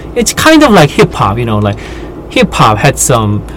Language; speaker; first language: English; non-native, fluent; Korean